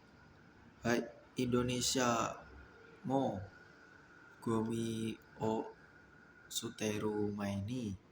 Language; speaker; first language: Japanese; non-native, learner; Indonesian